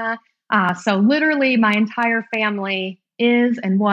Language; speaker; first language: English; native; English